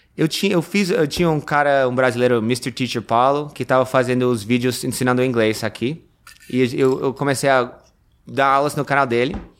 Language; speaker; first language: Portuguese; non-native, fluent; English